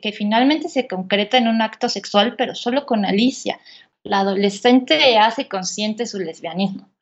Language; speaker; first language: Spanish; native; Spanish